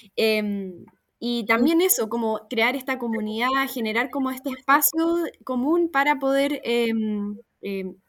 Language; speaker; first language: Spanish; native; Spanish